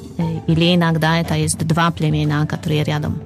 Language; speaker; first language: Russian; non-native, fluent; Polish